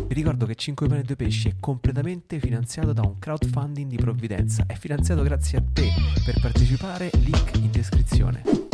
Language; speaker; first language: Italian; native; Italian